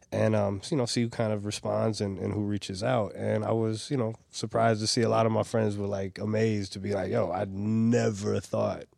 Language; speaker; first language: English; native; English